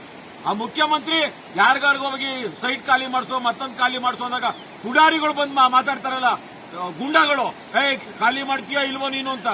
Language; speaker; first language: Kannada; native; Kannada